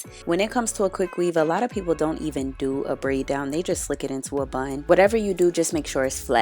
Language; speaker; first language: English; native; English